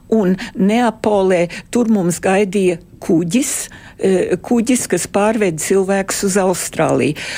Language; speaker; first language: Latvian; early bilingual, heritage; Latvian